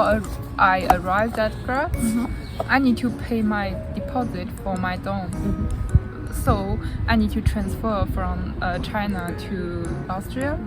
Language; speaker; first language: English; non-native, fluent; Chinese